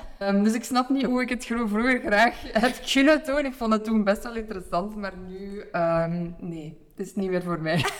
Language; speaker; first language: Dutch; native; Dutch